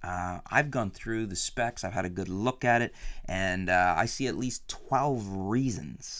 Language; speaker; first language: English; native; English